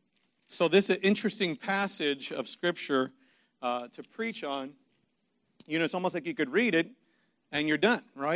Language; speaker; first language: English; native; English